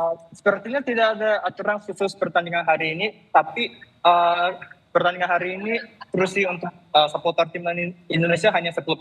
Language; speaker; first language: Indonesian; non-native, fluent; Japanese